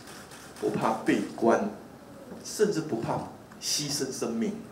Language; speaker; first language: Chinese; native; Chinese